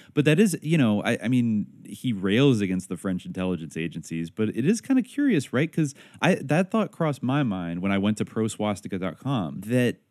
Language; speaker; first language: English; native; English